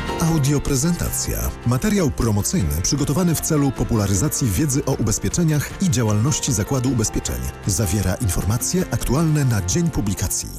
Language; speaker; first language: Polish; native; Polish